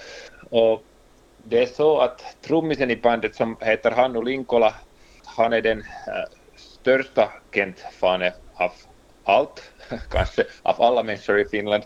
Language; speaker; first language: Swedish; non-native, local second language; Finnish